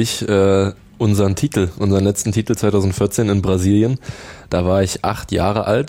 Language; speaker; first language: German; native; German